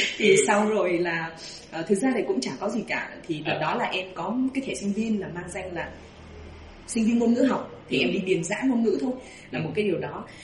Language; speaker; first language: Vietnamese; native; Vietnamese